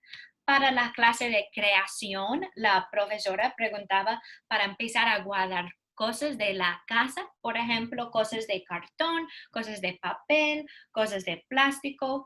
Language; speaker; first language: Spanish; non-native, learner; English